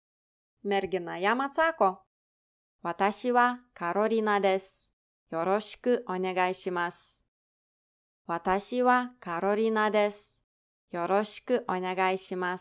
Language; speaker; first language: Japanese; non-native, fluent; Lithuanian